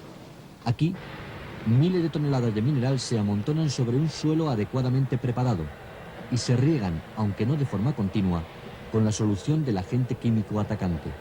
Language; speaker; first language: Spanish; native; Spanish